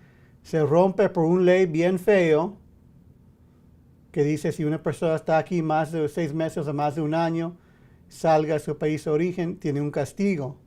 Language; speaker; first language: Spanish; early bilingual, heritage; English